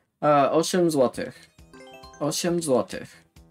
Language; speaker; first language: Polish; non-native, learner; English